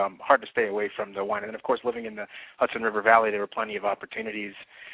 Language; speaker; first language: English; native; English